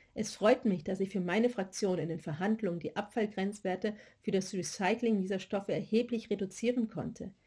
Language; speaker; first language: German; native; German